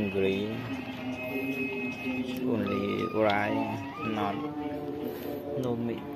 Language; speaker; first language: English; non-native, learner; Vietnamese